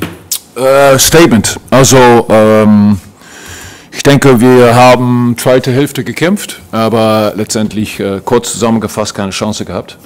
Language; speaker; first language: German; non-native, fluent; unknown